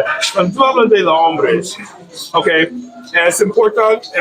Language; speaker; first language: Spanish; non-native, learner; English